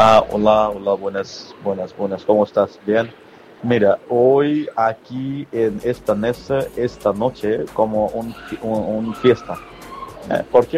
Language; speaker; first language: Spanish; non-native, learner; Bangla